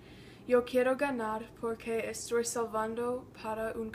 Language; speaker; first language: Spanish; non-native, learner; English